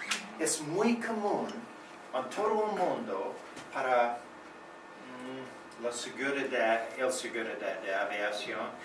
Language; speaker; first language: Spanish; non-native, learner; English